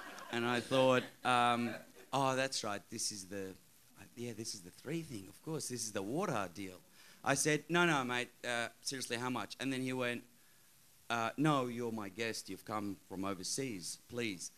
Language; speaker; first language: English; early bilingual, other home language; Arabic